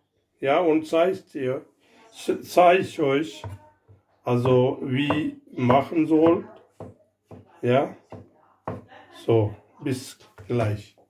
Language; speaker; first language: German; non-native, learner; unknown